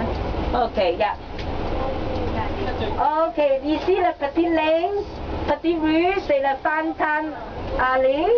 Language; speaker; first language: French; non-native, learner; Cantonese